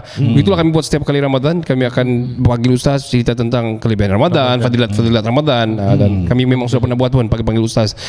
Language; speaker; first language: Malay; native; Malay